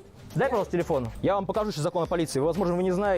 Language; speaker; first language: Russian; native; Russian